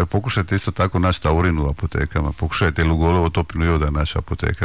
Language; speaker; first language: Croatian; native; Croatian